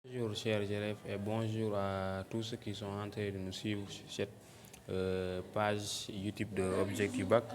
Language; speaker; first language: French; non-native, local second language; Wolof